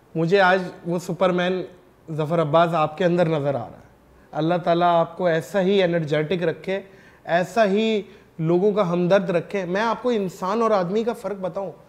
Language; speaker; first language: Urdu; native; Urdu